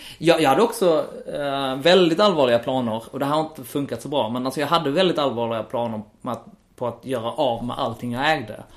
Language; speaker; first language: Swedish; native; Swedish